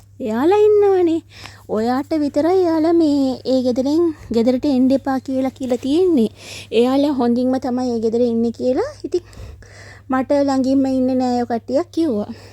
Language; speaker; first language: Sinhala; non-native, local second language; Tamil